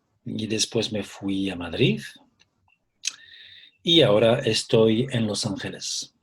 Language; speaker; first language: Spanish; early bilingual, heritage; Spanish